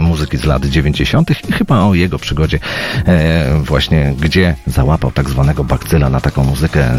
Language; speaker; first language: Polish; native; Polish